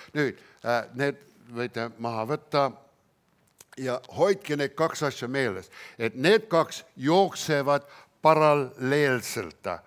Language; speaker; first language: Estonian; early bilingual, heritage; Estonian